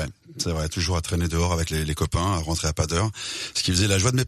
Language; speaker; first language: French; native; French